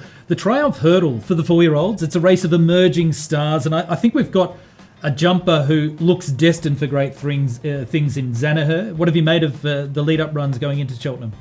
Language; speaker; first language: English; native; English